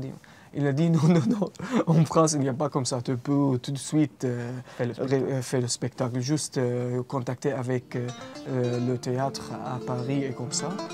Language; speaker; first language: French; non-native, learner; Arabic